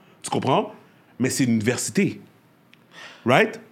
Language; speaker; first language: French; native; French